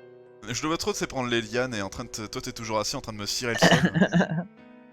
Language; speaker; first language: French; native; French